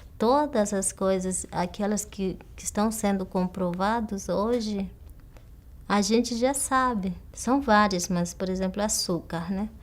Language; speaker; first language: Portuguese; non-native, local second language; Guarani